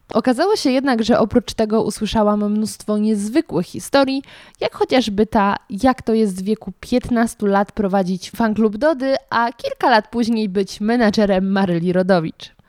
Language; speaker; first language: Polish; native; Polish